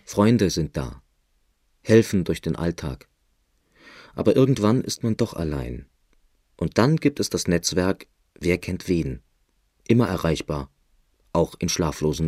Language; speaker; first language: German; native; German